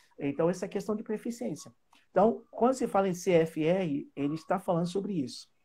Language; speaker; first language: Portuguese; non-native, fluent; English